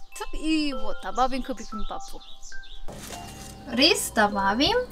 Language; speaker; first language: Russian; non-native, fluent; Korean